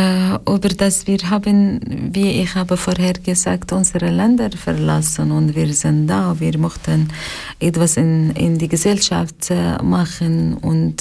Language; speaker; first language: German; non-native, learner; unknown